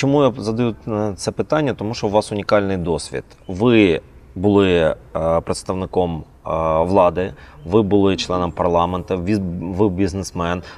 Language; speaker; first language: Ukrainian; native; Ukrainian